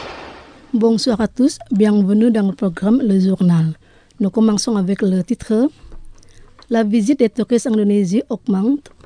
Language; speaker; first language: French; non-native, fluent; Indonesian